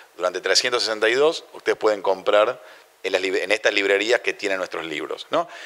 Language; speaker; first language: Spanish; native; Spanish